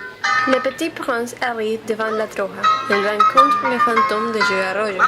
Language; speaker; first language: French; non-native, learner; Spanish